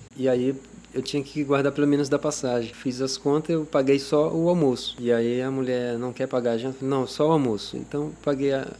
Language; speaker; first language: Portuguese; native; Portuguese